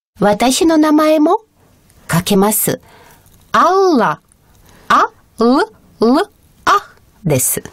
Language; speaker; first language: Japanese; non-native, fluent; Russian